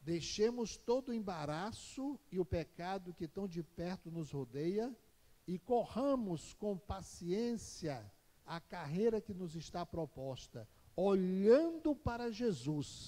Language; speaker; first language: Portuguese; native; Portuguese